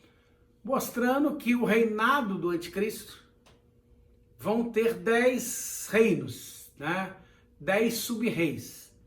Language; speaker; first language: Portuguese; native; Portuguese